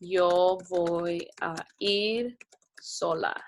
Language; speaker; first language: Spanish; non-native, fluent; English